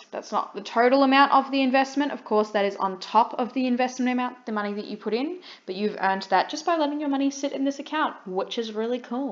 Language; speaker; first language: English; native; English